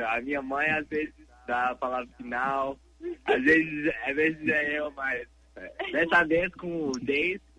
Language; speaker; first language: Portuguese; early bilingual, heritage; English